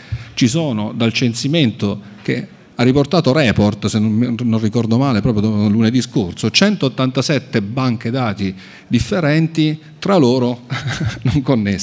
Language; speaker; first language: Italian; native; Italian